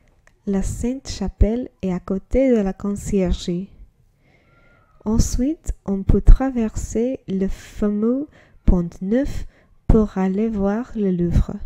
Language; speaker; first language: French; non-native, learner; English